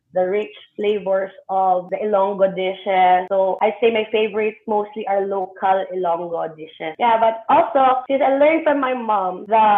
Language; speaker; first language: English; non-native, local second language; Hiligaynon